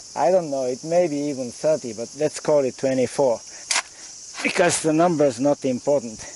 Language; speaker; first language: English; non-native, fluent; Japanese